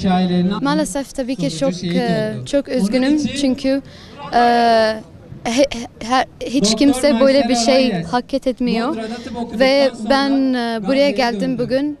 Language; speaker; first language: Turkish; non-native, learner; Arabic